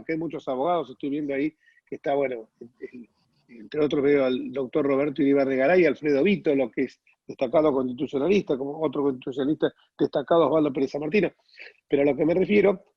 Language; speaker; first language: Spanish; native; Spanish